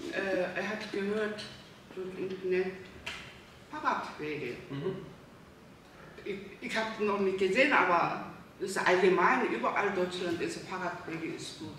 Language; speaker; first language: German; non-native, learner; Korean